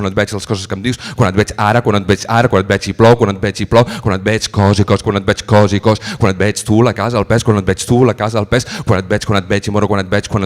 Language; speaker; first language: Catalan; native; Catalan